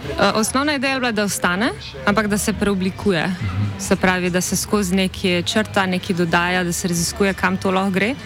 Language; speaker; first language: Slovenian; native; Slovenian